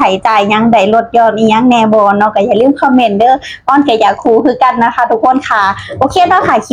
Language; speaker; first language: Thai; non-native, local second language; Lao